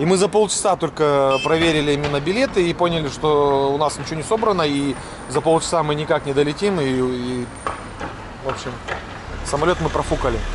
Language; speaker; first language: Russian; native; Russian